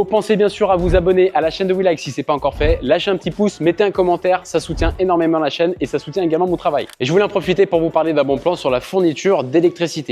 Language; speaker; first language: French; native; French